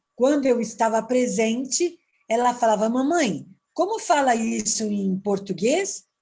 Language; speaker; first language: Portuguese; native; Portuguese